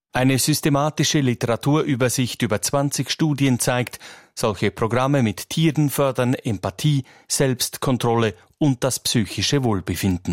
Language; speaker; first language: German; native; German